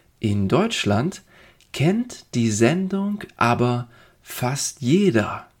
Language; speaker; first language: German; native; German